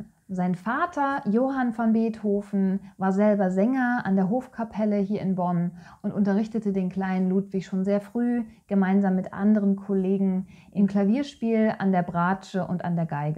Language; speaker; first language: German; native; German